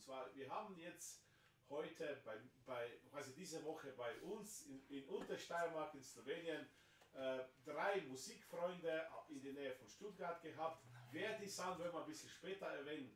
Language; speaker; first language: German; non-native, fluent; Slovenian